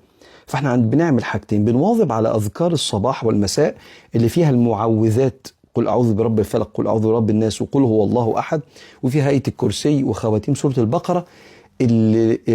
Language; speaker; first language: Arabic; native; Arabic